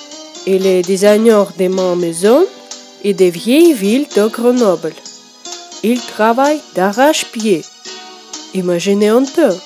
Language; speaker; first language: French; non-native, learner; Russian